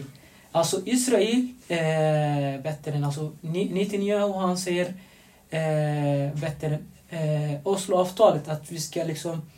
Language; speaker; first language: Swedish; non-native, fluent; Arabic